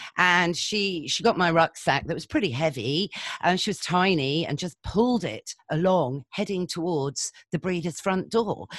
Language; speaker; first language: English; native; English